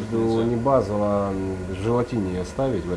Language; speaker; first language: Russian; native; Russian